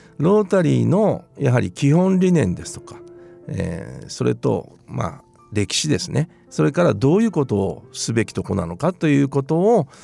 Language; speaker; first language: Japanese; native; Japanese